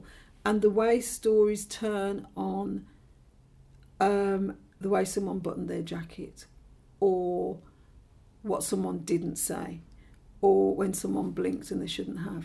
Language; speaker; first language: English; native; English